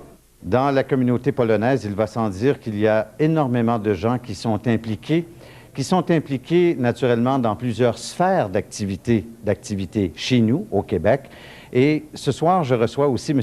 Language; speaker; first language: French; native; French